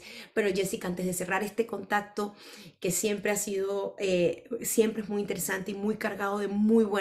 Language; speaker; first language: Spanish; native; Spanish